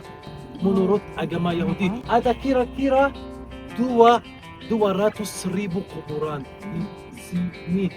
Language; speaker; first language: Indonesian; non-native, learner; Arabic